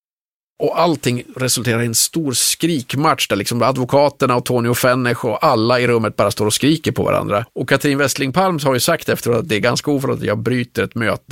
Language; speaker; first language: Swedish; native; Swedish